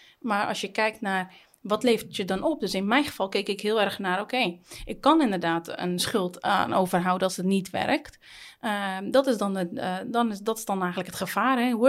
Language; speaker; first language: Dutch; native; Dutch